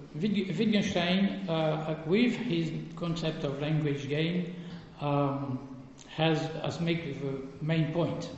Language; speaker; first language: English; non-native, fluent; French